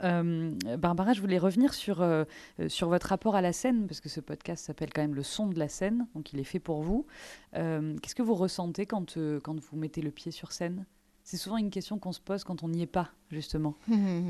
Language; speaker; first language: French; native; French